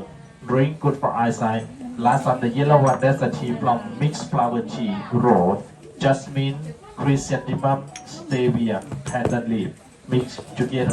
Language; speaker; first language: English; non-native, learner; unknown